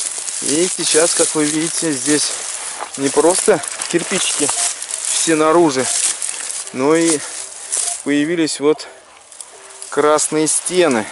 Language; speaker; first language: Russian; native; Russian